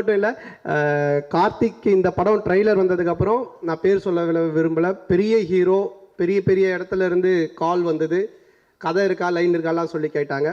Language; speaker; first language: Tamil; native; Tamil